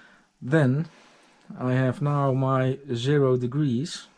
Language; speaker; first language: English; non-native, fluent; Dutch